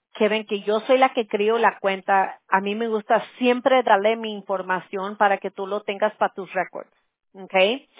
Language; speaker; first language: Spanish; early bilingual, heritage; Spanish